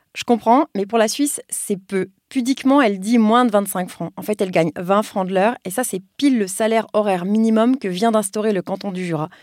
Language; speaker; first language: French; native; French